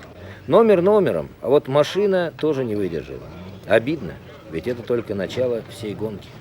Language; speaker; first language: Russian; native; Russian